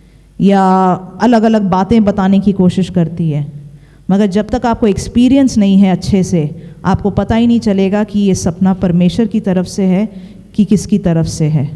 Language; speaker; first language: Hindi; native; Hindi